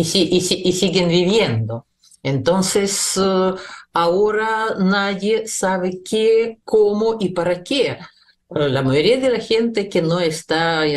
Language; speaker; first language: Spanish; non-native, fluent; Russian